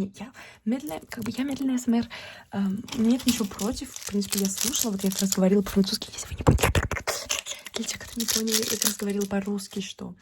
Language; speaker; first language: Russian; early bilingual, heritage; Russian